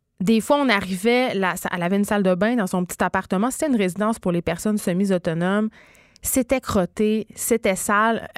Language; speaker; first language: French; native; French